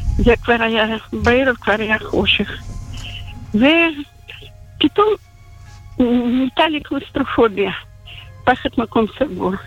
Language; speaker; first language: Hebrew; non-native, fluent; Russian